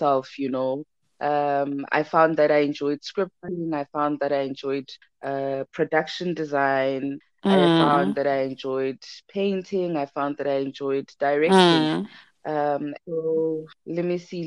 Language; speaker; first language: English; non-native, local second language; Zulu